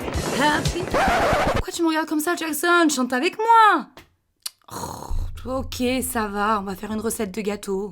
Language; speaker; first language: French; native; French